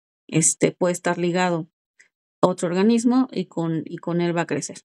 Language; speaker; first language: Spanish; native; Spanish